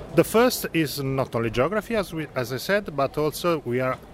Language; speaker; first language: English; non-native, learner; Italian